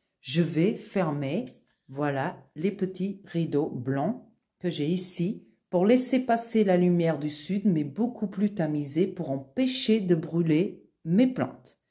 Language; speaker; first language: French; non-native, fluent; Portuguese